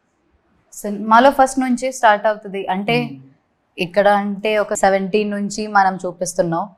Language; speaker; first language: Telugu; non-native, learner; Malayalam